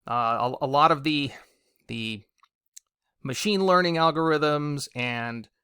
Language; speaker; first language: English; native; English